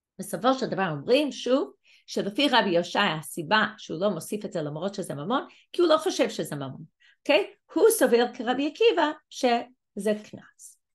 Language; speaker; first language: Hebrew; non-native, fluent; English